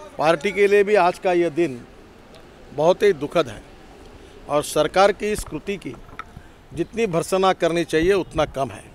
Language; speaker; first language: Hindi; non-native, local second language; Marathi